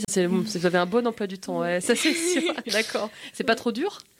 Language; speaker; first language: French; native; French